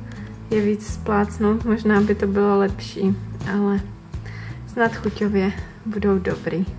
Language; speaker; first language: Czech; native; Czech